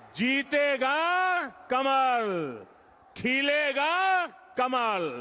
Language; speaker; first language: Hindi; non-native, local second language; Gujarati